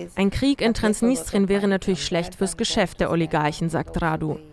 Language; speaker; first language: German; non-native, fluent; Russian